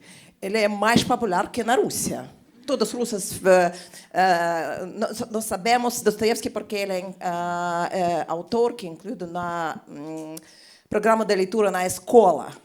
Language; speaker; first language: Portuguese; non-native, fluent; Russian